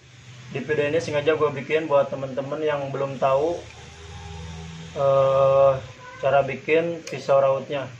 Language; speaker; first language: Indonesian; native; Indonesian